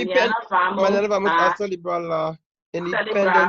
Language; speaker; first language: Spanish; non-native, learner; English